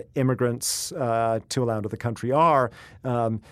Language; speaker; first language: English; native; English